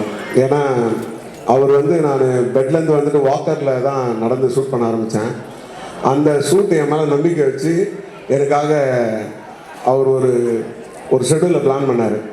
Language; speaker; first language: Tamil; native; Tamil